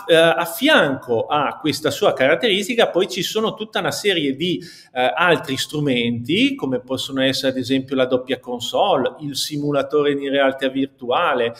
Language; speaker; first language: Italian; native; Italian